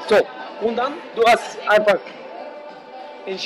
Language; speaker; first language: German; non-native, learner; English